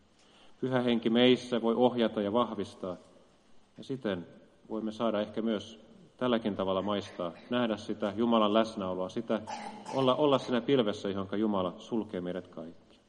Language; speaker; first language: Finnish; native; Finnish